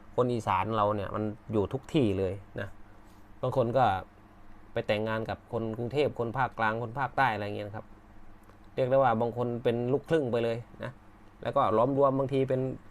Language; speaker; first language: Thai; native; Thai